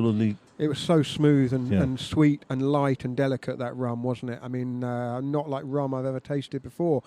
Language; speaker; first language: English; native; English